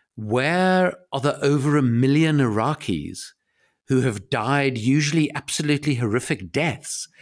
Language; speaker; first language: English; native; English